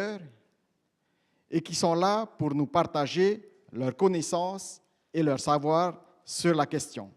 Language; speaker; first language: French; native; French